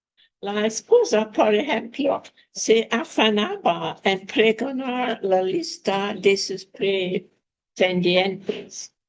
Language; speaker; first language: Spanish; non-native, fluent; English